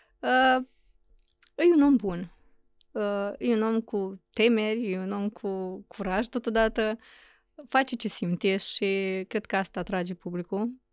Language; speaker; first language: Romanian; native; Romanian